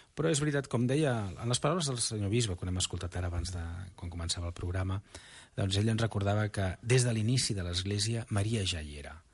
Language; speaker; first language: Catalan; native; Catalan